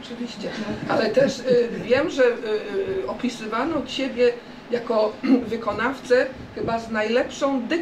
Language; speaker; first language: Polish; native; Polish